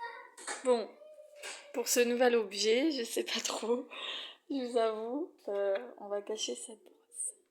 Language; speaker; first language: French; native; French